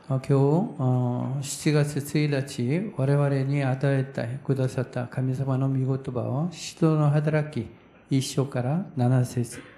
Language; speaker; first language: Japanese; non-native, fluent; Korean